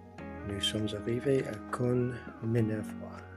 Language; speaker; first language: French; non-native, learner; English